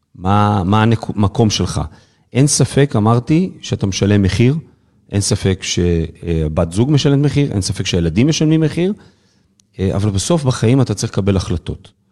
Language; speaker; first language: Hebrew; native; Hebrew